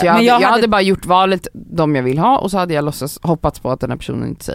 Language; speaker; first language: Swedish; native; Swedish